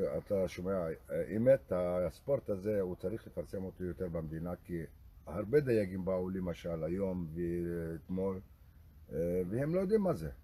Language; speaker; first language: Hebrew; non-native, local second language; Arabic